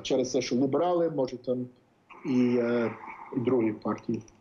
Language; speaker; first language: Ukrainian; early bilingual, heritage; English